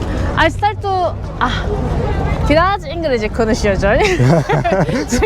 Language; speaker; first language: Turkish; non-native, learner; Korean